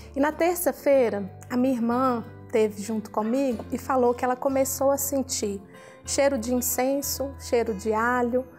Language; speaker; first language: Portuguese; native; Portuguese